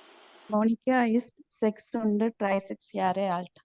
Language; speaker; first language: German; non-native, learner; Malayalam